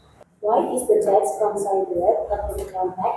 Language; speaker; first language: English; non-native, learner; Indonesian